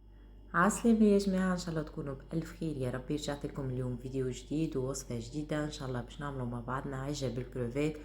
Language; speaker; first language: Arabic; native; Arabic